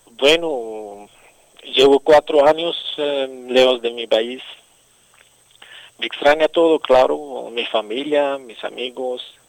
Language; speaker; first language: Spanish; non-native, fluent; Arabic